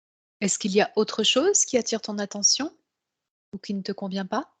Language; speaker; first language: French; native; French